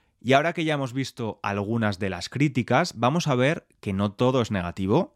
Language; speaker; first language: Spanish; native; Spanish